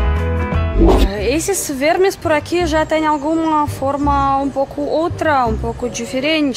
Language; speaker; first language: Portuguese; non-native, fluent; Russian